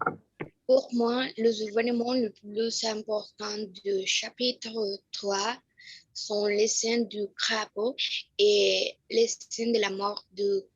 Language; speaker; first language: French; non-native, learner; Spanish